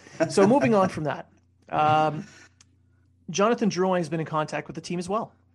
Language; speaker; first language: English; native; English